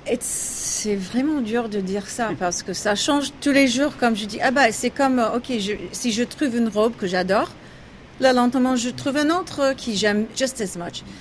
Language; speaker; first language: French; non-native, learner; English